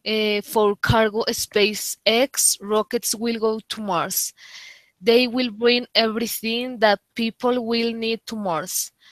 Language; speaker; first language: English; non-native, learner; Spanish